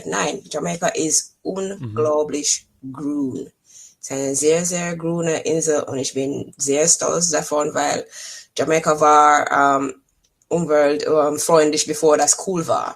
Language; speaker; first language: German; non-native, fluent; English